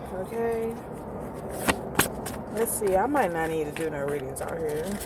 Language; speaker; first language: English; native; English